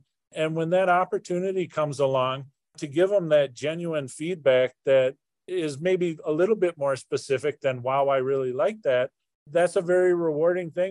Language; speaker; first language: English; native; English